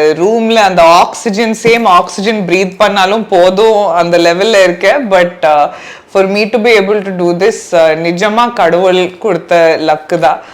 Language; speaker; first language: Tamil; non-native, learner; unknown